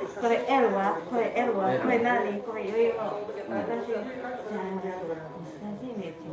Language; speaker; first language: Japanese; non-native, learner; Filipino